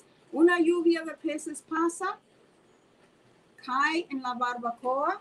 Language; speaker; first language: Spanish; non-native, fluent; English